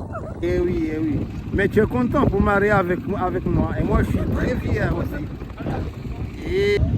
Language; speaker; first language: French; non-native, learner; Arabic